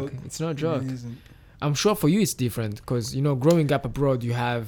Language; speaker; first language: English; non-native, local second language; Kinyarwanda